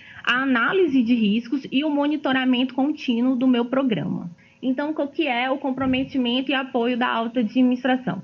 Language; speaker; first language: Portuguese; native; Portuguese